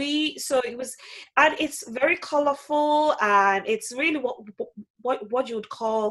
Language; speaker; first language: English; non-native, local second language; Yoruba